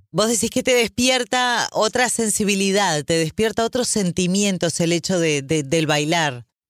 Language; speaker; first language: Spanish; native; Spanish